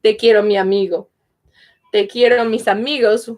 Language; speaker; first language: Spanish; non-native, fluent; English